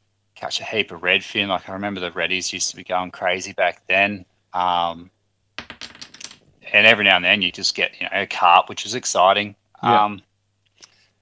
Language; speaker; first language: English; native; English